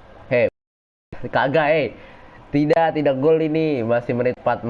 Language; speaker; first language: Indonesian; native; Indonesian